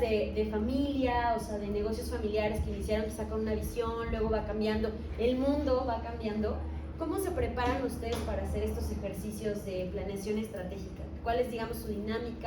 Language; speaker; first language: Spanish; native; Spanish